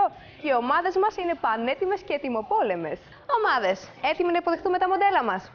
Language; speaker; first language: Greek; native; Greek